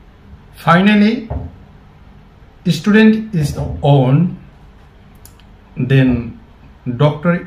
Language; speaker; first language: English; non-native, learner; Bangla